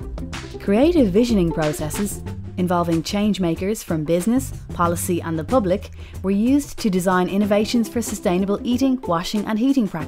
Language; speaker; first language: English; native; English